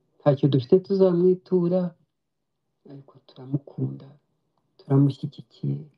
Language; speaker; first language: Kinyarwanda; native; Kinyarwanda